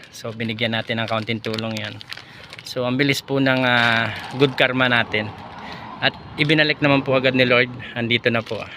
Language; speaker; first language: Filipino; native; Filipino